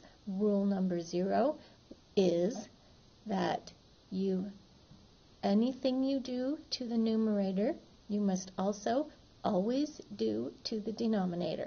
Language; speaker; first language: English; native; English